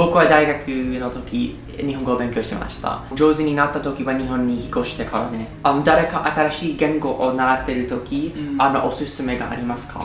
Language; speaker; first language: Japanese; non-native, learner; English